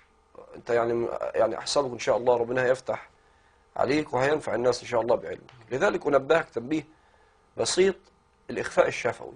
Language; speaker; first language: Arabic; native; Arabic